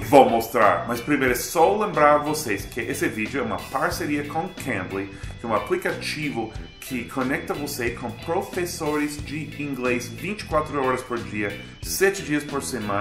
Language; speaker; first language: Portuguese; non-native, fluent; English